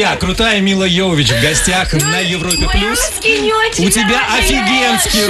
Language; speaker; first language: Russian; native; Russian